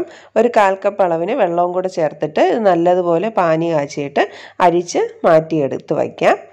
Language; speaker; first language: Malayalam; native; Malayalam